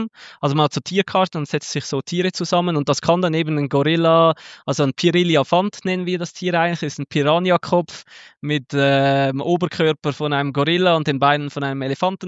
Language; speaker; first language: German; native; German